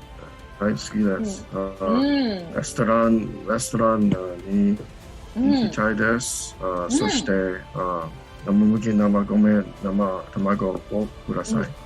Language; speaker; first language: Japanese; non-native, learner; English